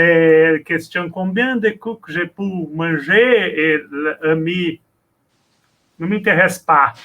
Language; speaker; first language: French; non-native, learner; Portuguese